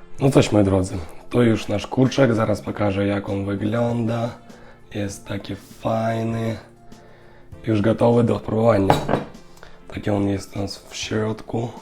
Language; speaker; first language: Polish; non-native, learner; Russian